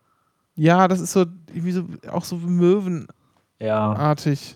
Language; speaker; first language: German; native; German